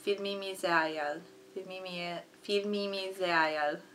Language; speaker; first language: Estonian; non-native, learner; Italian